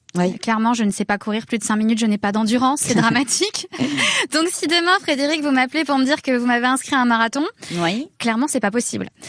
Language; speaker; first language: French; native; French